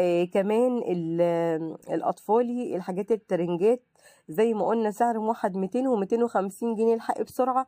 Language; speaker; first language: Arabic; native; Arabic